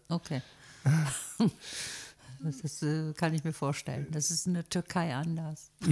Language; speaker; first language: German; native; German